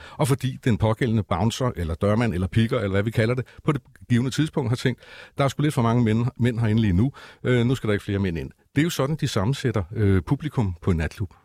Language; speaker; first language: Danish; native; Danish